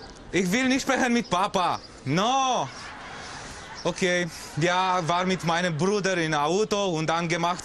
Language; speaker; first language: German; non-native, learner; Romanian